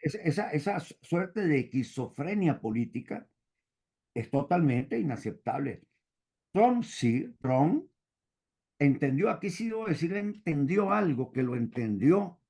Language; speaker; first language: Spanish; native; Spanish